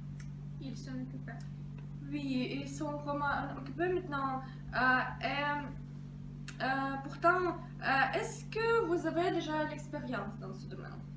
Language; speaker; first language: French; non-native, fluent; Russian